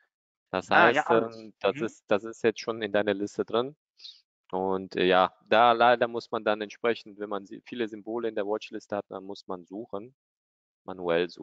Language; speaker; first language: German; native; German